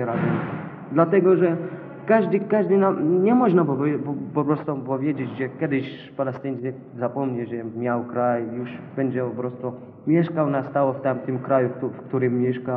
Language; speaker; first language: Polish; non-native, fluent; Arabic